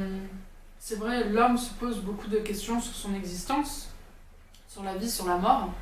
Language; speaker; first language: French; early bilingual, heritage; French